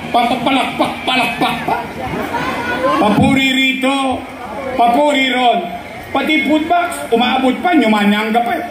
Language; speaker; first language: Filipino; native; Filipino